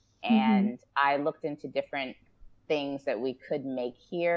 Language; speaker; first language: English; native; English